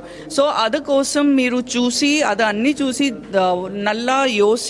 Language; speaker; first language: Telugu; non-native, learner; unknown